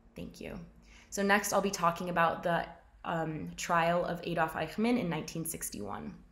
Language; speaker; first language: English; native; English